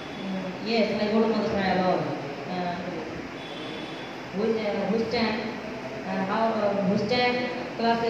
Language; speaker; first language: English; non-native, learner; Bangla